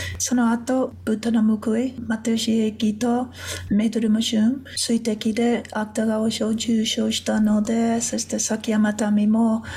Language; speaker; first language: Japanese; non-native, fluent; English